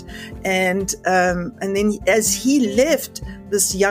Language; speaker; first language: English; native; English